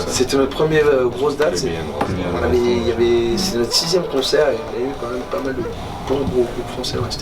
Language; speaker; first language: French; native; French